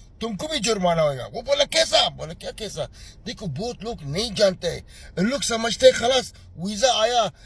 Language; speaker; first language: Hindi; non-native, learner; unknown